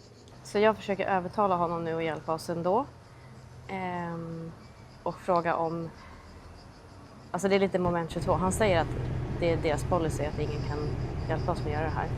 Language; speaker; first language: Swedish; native; Swedish